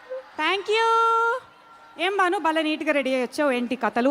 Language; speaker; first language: Telugu; native; Telugu